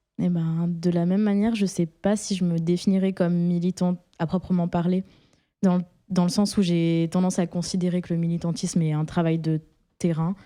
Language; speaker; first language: French; native; French